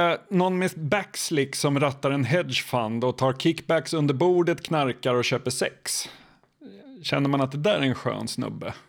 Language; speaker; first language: Swedish; native; Swedish